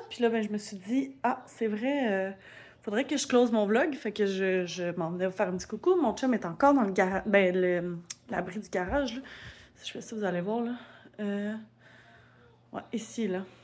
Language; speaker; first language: French; native; French